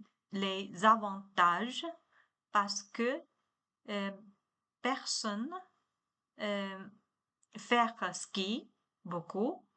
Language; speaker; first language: French; non-native, learner; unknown